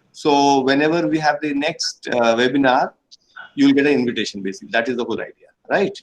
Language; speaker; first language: English; non-native, local second language; Bangla